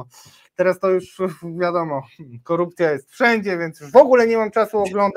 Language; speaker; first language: Polish; native; Polish